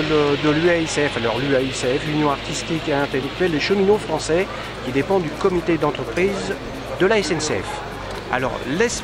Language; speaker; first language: French; native; French